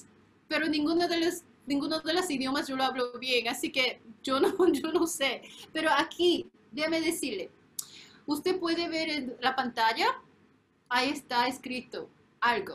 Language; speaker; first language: Spanish; non-native, fluent; Korean